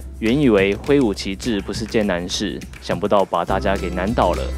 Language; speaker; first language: Chinese; native; Chinese